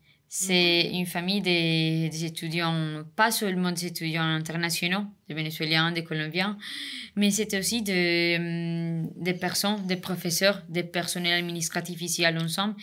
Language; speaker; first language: French; non-native, fluent; Spanish